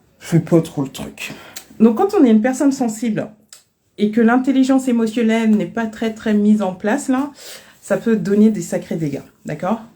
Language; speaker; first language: French; native; French